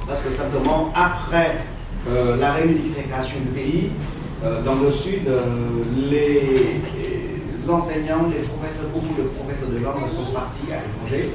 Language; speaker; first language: French; non-native, fluent; Vietnamese